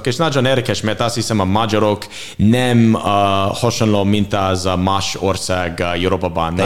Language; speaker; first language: Hungarian; non-native, learner; English